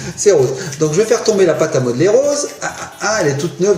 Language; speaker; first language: French; native; French